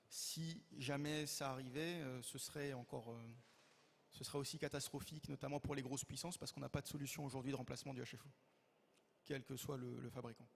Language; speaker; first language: French; native; French